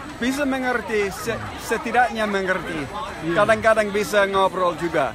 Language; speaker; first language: Indonesian; non-native, fluent; English